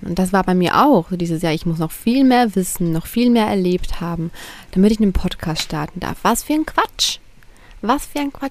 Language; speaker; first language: German; native; German